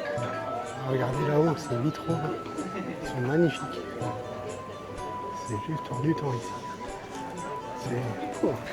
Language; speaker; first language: French; native; French